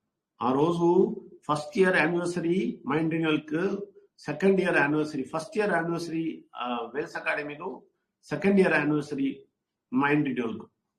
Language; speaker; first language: Telugu; non-native, learner; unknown